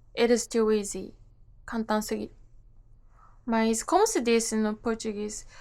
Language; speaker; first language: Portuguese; non-native, learner; Japanese